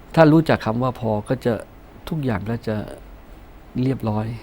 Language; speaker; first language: Thai; early bilingual, other home language; Punjabi